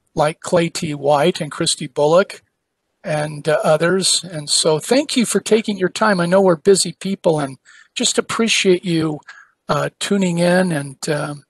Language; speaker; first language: English; native; English